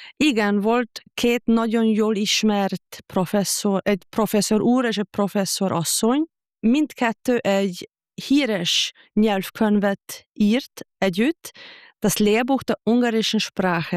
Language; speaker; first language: Hungarian; non-native, fluent; German